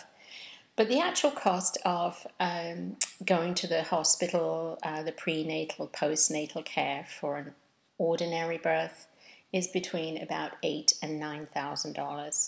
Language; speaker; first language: English; native; English